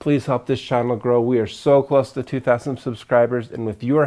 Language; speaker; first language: English; native; English